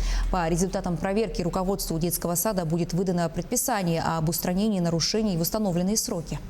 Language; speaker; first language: Russian; native; Russian